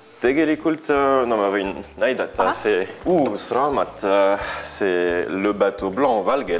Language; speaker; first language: Estonian; non-native, fluent; French